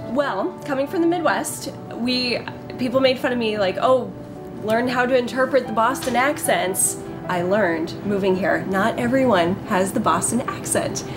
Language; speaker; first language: English; native; English